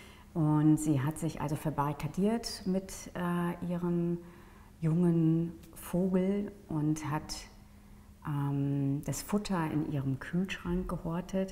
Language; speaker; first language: German; native; German